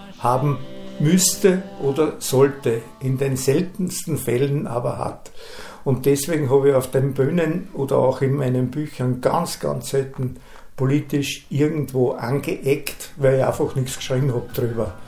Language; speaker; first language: German; native; German